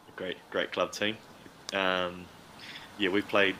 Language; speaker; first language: English; native; English